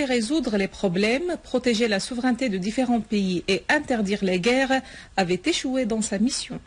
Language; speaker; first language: French; non-native, fluent; Arabic